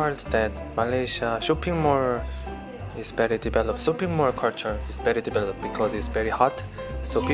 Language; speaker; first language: English; non-native, learner; Korean